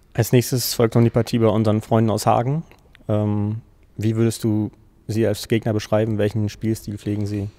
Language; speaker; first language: German; native; German